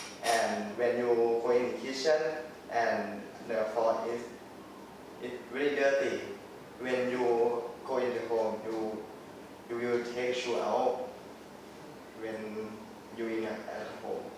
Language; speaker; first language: English; non-native, learner; Thai